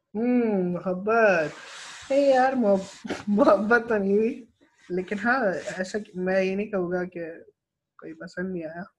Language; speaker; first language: Urdu; native; Urdu